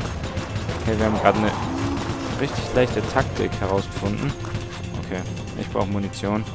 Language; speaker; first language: German; native; German